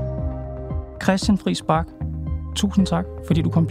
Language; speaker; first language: Danish; native; Danish